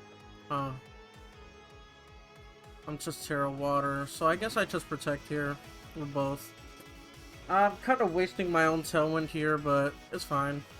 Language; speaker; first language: English; native; English